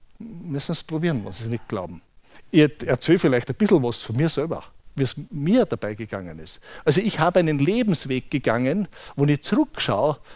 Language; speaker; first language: German; native; German